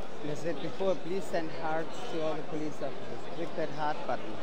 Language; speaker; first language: English; non-native, fluent; German